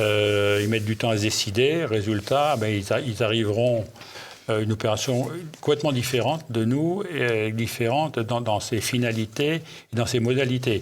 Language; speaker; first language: French; native; French